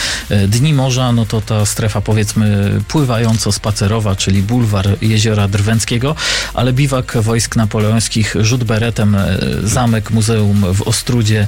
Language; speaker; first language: Polish; native; Polish